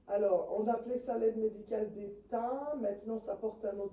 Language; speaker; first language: French; native; French